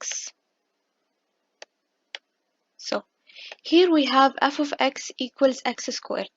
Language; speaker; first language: English; non-native, fluent; Arabic